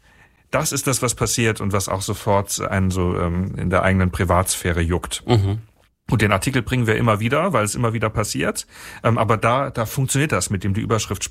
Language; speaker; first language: German; native; German